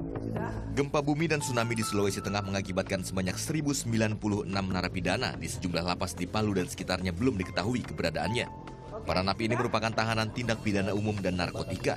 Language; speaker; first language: Indonesian; native; Indonesian